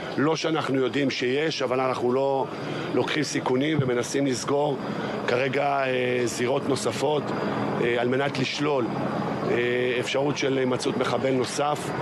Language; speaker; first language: Hebrew; native; Hebrew